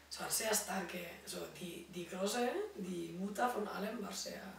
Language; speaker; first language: German; non-native, learner; Spanish